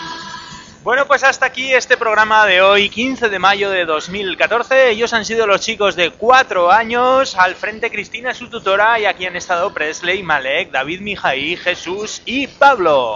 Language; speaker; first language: Spanish; native; Spanish